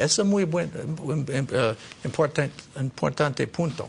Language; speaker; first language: Spanish; non-native, learner; English